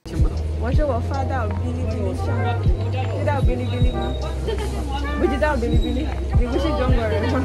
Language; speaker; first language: Chinese; non-native, fluent; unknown